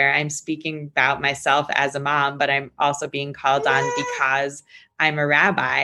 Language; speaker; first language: English; native; English